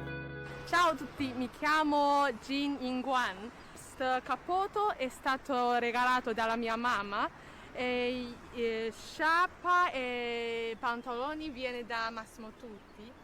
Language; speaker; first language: Italian; non-native, learner; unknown